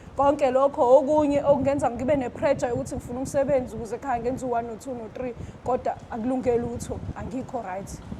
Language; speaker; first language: Zulu; native; Zulu